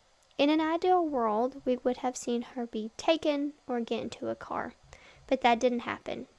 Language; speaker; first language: English; native; English